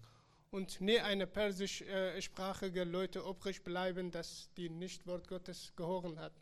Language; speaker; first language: German; non-native, learner; Persian